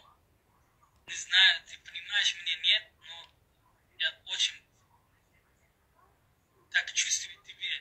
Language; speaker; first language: Russian; non-native, learner; Uzbek